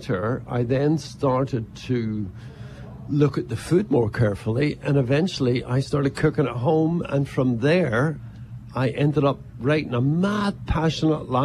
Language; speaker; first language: English; native; English